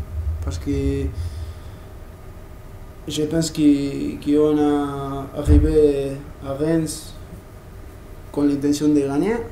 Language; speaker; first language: French; non-native, learner; Spanish